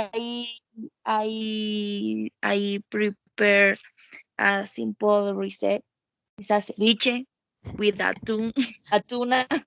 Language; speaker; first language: English; non-native, learner; Spanish